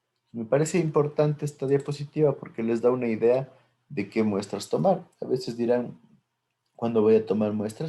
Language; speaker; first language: Spanish; native; Spanish